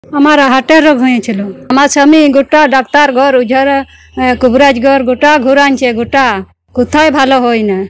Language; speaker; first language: Bangla; non-native, local second language; Santali